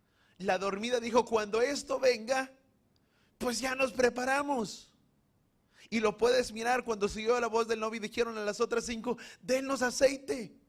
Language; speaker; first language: Spanish; native; Spanish